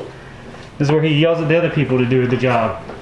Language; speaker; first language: English; native; English